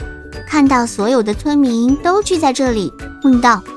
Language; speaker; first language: Chinese; native; Chinese